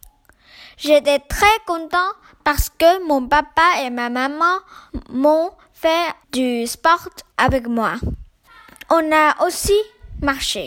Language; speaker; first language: French; non-native, learner; Vietnamese